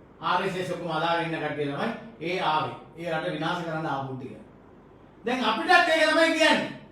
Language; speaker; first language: Sinhala; non-native, local second language; Tamil